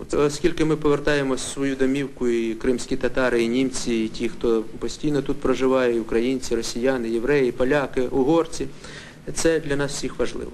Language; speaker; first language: Ukrainian; native; Ukrainian